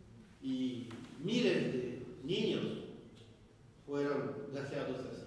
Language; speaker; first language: Spanish; non-native, fluent; French